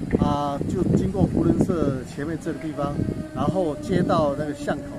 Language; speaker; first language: Chinese; native; Chinese